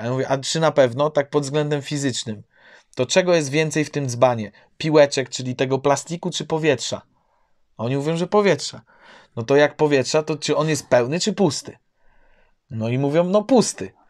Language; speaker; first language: Polish; native; Polish